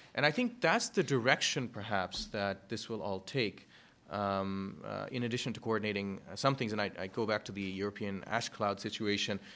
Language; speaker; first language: English; early bilingual, other home language; German